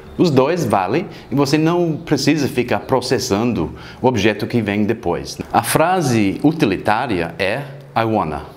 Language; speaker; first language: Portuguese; non-native, fluent; English